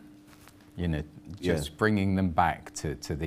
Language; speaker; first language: English; native; English